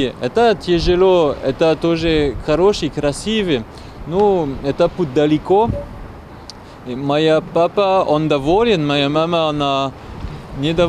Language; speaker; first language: Russian; non-native, learner; French